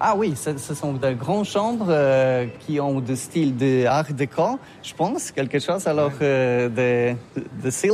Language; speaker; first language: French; non-native, learner; Polish